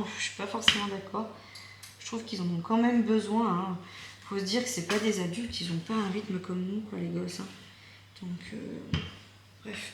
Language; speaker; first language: French; native; French